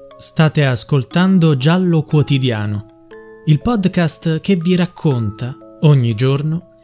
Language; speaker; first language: Italian; native; Italian